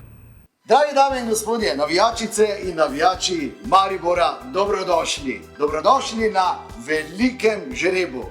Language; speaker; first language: Slovenian; native; Slovenian